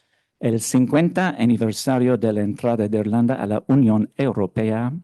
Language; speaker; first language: Spanish; non-native, fluent; English